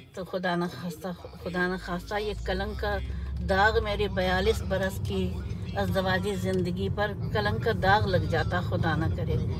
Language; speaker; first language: Urdu; native; Urdu